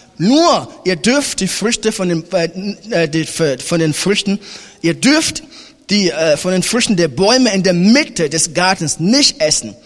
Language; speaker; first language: German; non-native, fluent; French